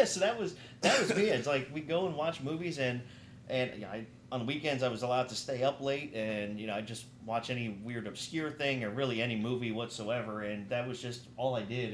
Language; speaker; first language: English; native; English